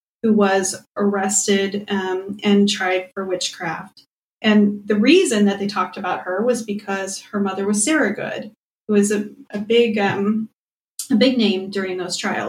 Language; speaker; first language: English; native; English